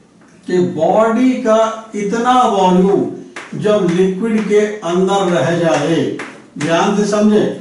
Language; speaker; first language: Hindi; native; Hindi